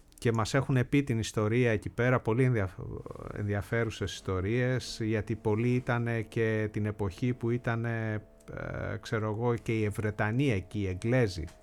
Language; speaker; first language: Greek; native; Greek